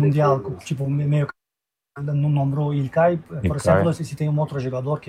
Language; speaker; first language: Portuguese; non-native, fluent; Turkish